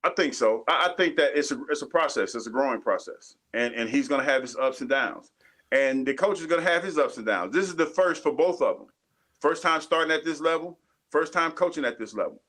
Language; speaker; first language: English; native; English